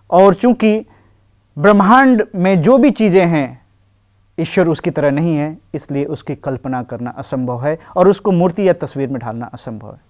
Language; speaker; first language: Hindi; native; Hindi